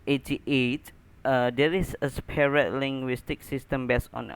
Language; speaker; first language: English; non-native, learner; Indonesian